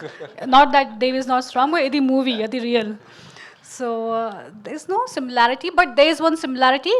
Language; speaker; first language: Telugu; non-native, learner; Hindi